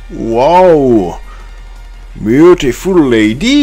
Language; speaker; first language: English; non-native, learner; French